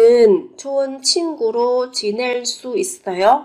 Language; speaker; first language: Korean; non-native, fluent; Vietnamese